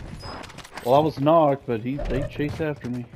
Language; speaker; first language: English; native; English